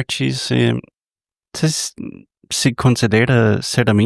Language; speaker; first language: Portuguese; non-native, fluent; English